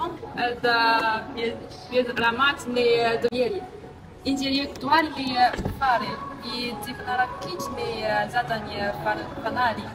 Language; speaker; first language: Russian; non-native, learner; Chinese